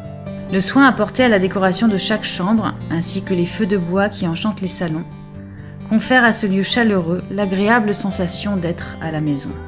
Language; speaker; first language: French; native; French